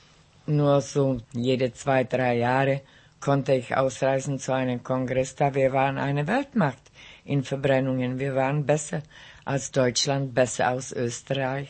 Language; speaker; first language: German; non-native, local second language; Czech